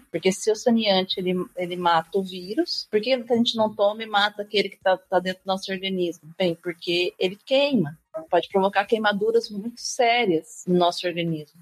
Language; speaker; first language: Portuguese; native; Portuguese